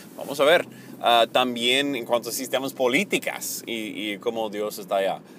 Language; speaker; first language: Spanish; non-native, fluent; English